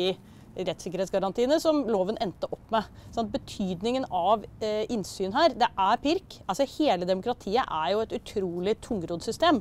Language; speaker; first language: Norwegian; native; Norwegian